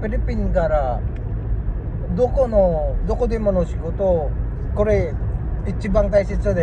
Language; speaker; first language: Japanese; non-native, learner; Filipino